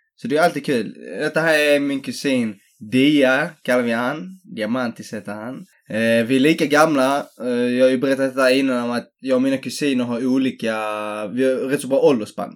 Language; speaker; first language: Swedish; early bilingual, other home language; Greek